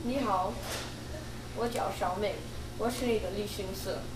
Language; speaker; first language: Chinese; non-native, learner; English